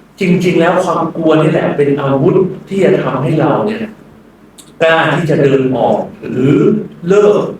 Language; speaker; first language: Thai; native; Thai